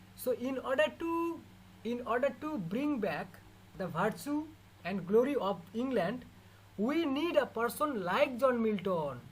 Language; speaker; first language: English; non-native, local second language; Bangla